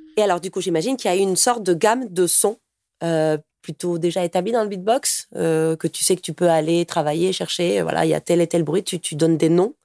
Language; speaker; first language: French; native; French